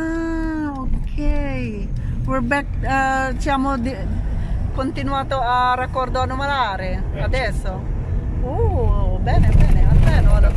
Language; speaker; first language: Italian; non-native, learner; Filipino